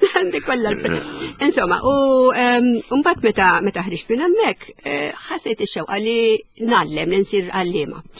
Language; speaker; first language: Maltese; early bilingual, other home language; Italian